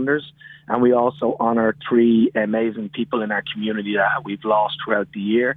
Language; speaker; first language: English; native; English